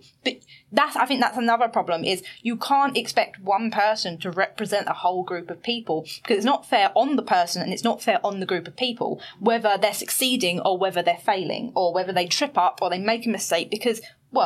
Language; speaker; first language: English; native; English